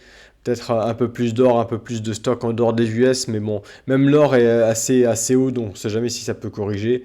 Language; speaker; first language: French; native; French